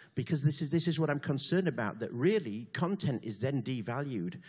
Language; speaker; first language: English; native; English